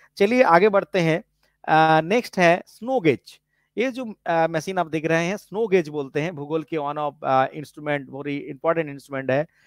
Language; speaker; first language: Hindi; non-native, local second language; Bangla